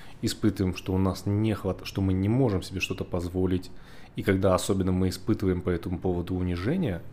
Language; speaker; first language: Russian; native; Russian